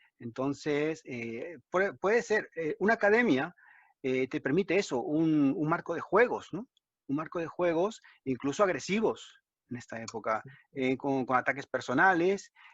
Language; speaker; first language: Spanish; native; Spanish